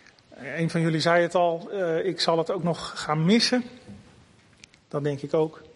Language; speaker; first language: Dutch; native; Dutch